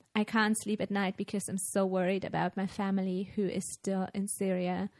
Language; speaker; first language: English; non-native, fluent; German